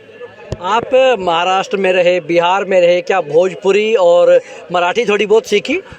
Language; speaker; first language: Hindi; native; Hindi